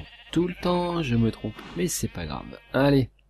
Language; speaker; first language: French; native; French